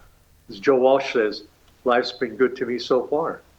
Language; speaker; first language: English; native; English